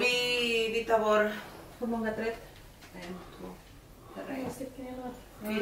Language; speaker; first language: Swedish; non-native, learner; Spanish